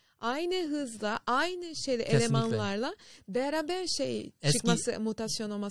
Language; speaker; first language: Turkish; non-native, learner; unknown